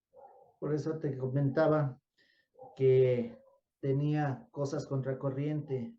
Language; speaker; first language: Spanish; native; Spanish